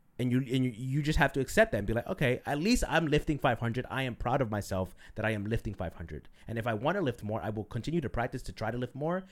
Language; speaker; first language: English; early bilingual, other home language; Spanish